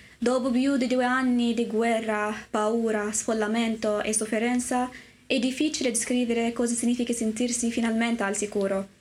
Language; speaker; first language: Italian; non-native, learner; Arabic